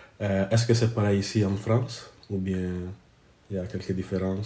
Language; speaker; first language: French; non-native, fluent; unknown